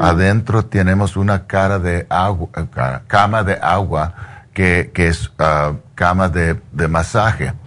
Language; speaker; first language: Spanish; non-native, learner; English